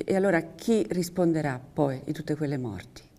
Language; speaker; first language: Italian; native; Italian